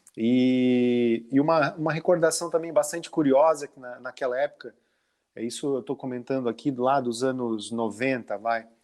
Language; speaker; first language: Portuguese; native; Portuguese